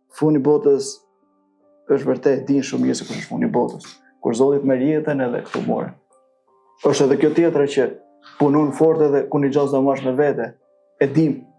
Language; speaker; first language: Albanian; native; Albanian